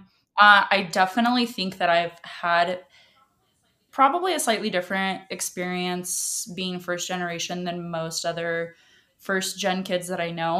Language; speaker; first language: English; early bilingual, other home language; Russian